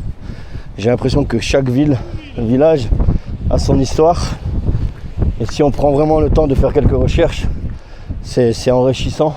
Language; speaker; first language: French; native; French